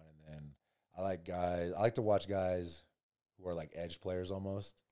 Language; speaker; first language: English; native; English